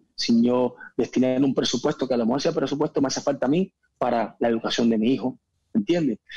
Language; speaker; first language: Spanish; native; Spanish